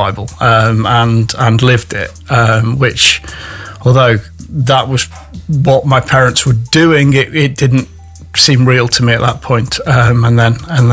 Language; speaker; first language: English; native; English